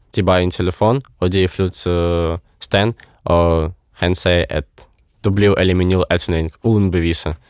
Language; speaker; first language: Danish; non-native, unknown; Ukrainian